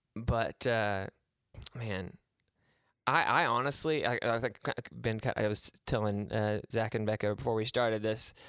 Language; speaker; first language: English; native; English